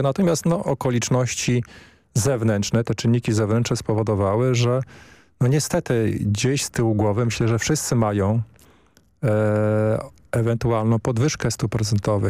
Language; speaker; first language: Polish; native; Polish